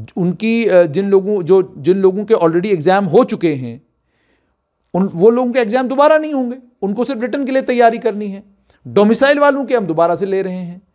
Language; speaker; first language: Hindi; non-native, local second language; Dogri